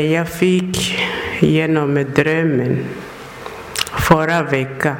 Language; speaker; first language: Swedish; non-native, learner; Persian